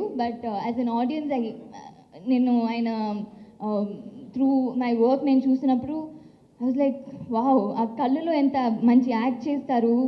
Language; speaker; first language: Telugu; non-native, local second language; Tamil